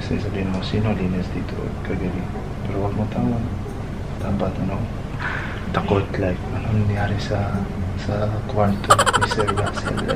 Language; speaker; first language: Filipino; non-native, learner; Arabic